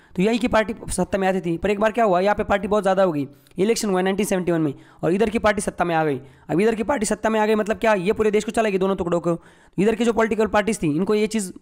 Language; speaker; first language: Hindi; non-native, local second language; Marathi